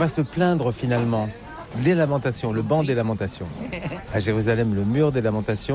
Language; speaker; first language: French; native; French